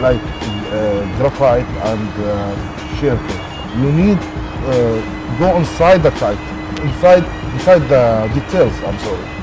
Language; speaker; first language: English; non-native, learner; Arabic